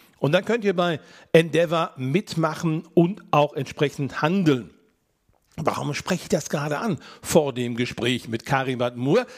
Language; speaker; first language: German; native; German